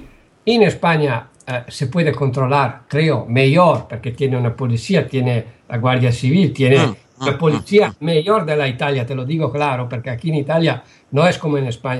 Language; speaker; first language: Spanish; non-native, learner; Italian